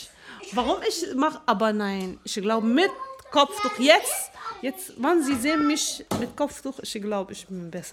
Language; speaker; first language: German; non-native, learner; Arabic